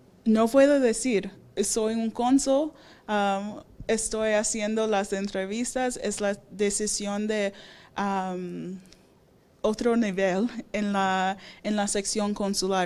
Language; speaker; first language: Spanish; non-native, fluent; English